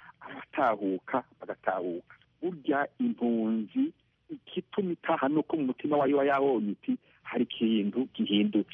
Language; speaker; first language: Rundi; native; Rundi